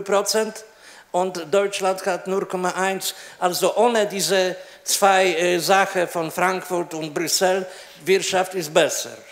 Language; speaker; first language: German; non-native, learner; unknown